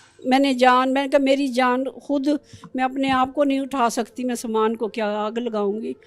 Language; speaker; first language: Urdu; non-native, local second language; Pashto